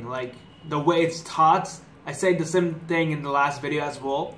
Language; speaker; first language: English; non-native, fluent; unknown